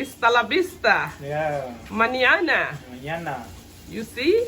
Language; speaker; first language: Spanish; non-native, learner; Bangla